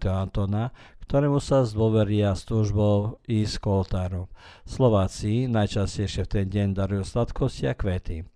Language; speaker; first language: Slovak; early bilingual, heritage; Slovak